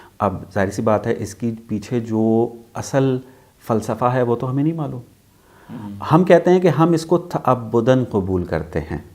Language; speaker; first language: Urdu; non-native, local second language; Punjabi